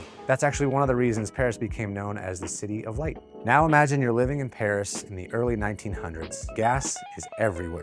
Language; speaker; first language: English; native; English